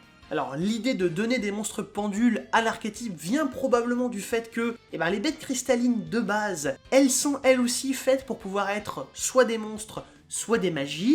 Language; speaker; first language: French; native; French